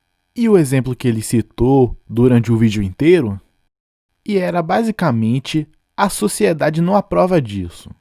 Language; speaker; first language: Portuguese; non-native, fluent; English